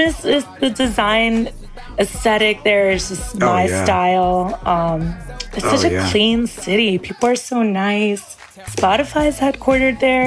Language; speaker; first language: English; native; English